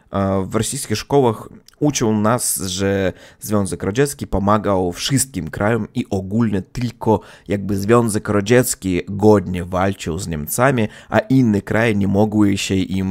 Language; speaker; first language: Polish; non-native, learner; Russian